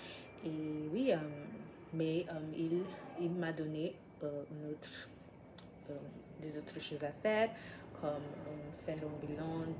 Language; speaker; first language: French; non-native, learner; English